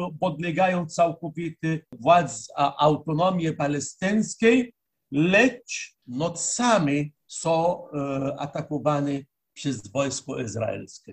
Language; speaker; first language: Polish; non-native, fluent; Arabic